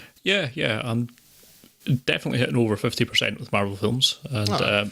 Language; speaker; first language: English; native; English